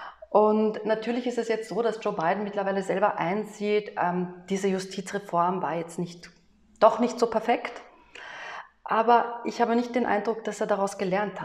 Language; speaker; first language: German; native; German